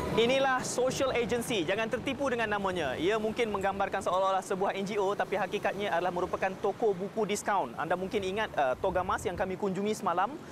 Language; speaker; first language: Malay; native; Malay